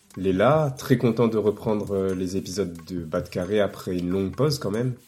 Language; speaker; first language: French; native; French